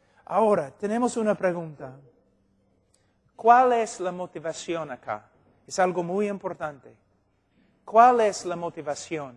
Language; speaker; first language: Spanish; non-native, fluent; English